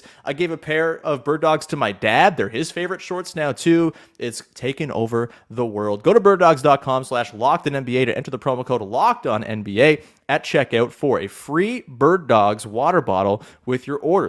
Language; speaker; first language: English; native; English